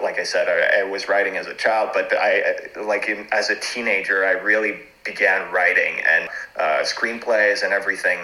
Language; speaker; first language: English; non-native, fluent; French